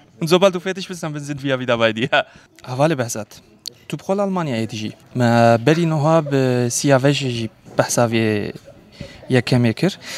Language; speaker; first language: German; early bilingual, other home language; Kurdish